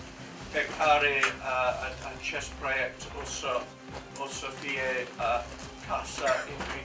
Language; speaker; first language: Romanian; non-native, learner; English